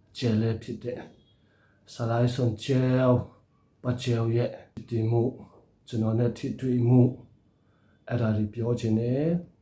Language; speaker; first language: Burmese; non-native, local second language; Hakha Chin